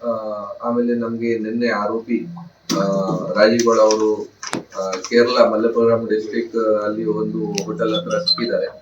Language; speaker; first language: Kannada; non-native, fluent; Hindi